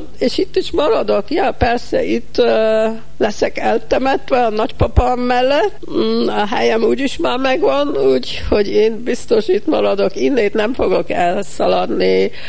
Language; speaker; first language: Hungarian; early bilingual, heritage; Hungarian